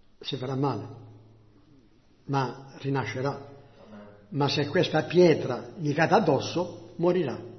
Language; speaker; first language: Italian; non-native, local second language; French